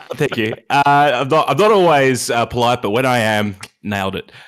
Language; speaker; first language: English; native; English